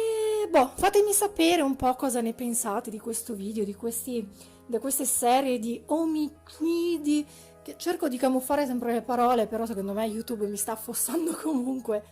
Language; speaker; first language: Italian; native; Italian